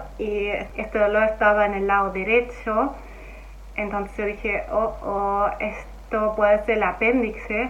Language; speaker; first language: Spanish; non-native, fluent; German